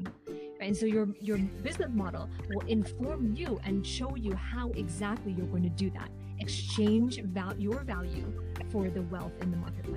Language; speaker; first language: English; non-native, local second language; Cantonese